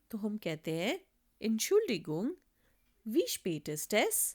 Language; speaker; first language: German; non-native, fluent; Hindi